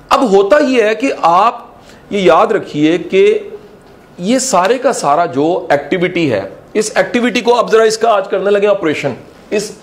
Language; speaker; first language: Urdu; non-native, local second language; Punjabi